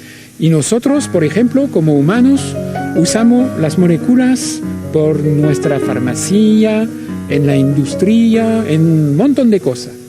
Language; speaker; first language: Spanish; non-native, fluent; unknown